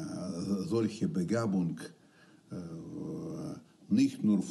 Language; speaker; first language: German; non-native, learner; Russian